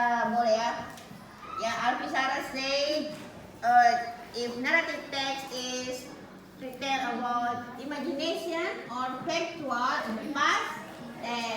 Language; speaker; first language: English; non-native, learner; Indonesian